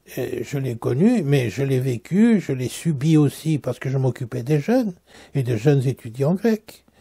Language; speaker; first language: French; native; French